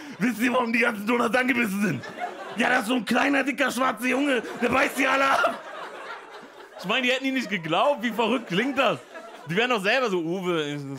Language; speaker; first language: German; native; German